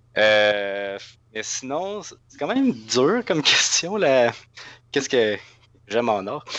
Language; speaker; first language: French; native; French